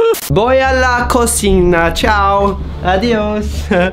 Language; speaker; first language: Spanish; non-native, learner; English